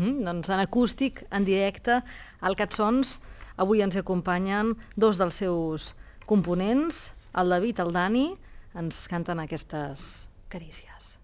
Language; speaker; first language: Catalan; native; Catalan